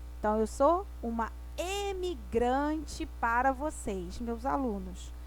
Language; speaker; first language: Portuguese; native; Portuguese